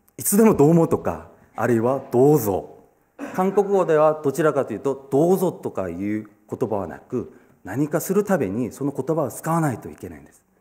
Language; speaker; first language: Japanese; non-native, fluent; Korean